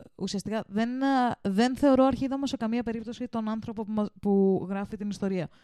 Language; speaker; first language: Greek; early bilingual, heritage; Greek